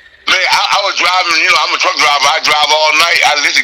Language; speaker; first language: English; native; English